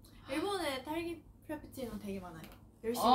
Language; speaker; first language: Korean; non-native, learner; Japanese